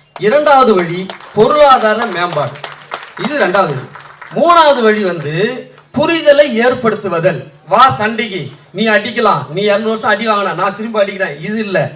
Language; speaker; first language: Tamil; native; Tamil